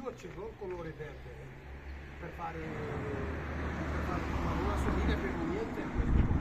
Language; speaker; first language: Italian; non-native, fluent; Punjabi